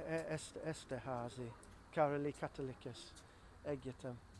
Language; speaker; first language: Hungarian; non-native, learner; English